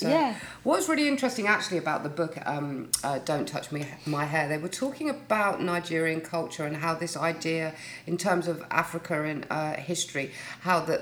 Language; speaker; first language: English; native; English